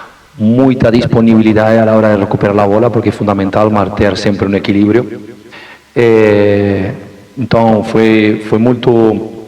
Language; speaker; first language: Portuguese; non-native, fluent; Spanish